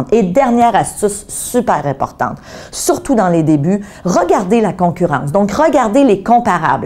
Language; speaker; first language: French; native; French